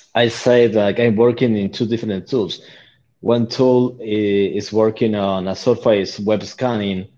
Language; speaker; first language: English; non-native, learner; Spanish